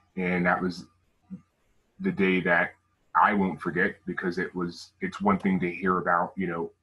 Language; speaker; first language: English; native; English